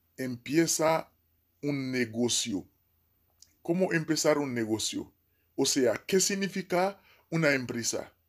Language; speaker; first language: Spanish; non-native, fluent; Haitian Creole